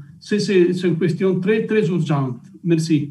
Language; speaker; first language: French; non-native, fluent; Italian